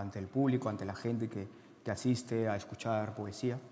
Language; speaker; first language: Spanish; native; Spanish